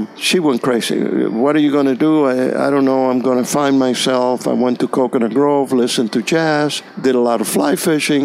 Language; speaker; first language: English; non-native, fluent; Spanish